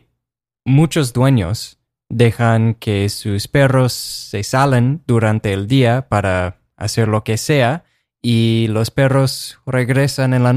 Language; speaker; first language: Spanish; non-native, fluent; English